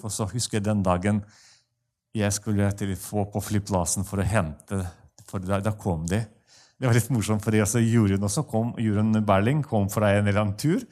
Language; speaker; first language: Norwegian; non-native, fluent; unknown